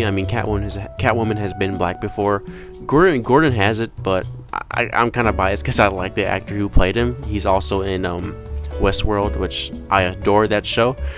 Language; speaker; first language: English; native; English